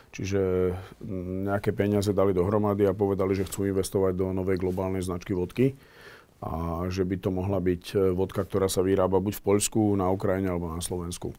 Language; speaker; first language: Slovak; native; Slovak